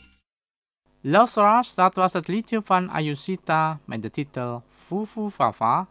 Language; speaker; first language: Dutch; non-native, learner; Indonesian